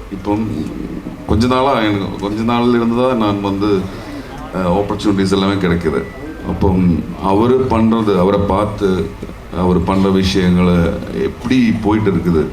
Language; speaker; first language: Tamil; non-native, learner; Malayalam